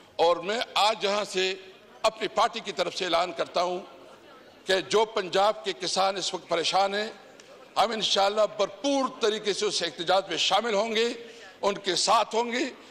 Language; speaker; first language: Urdu; non-native, local second language; Pashto